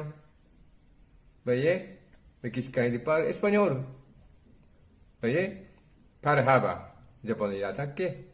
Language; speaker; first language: French; non-native, learner; Japanese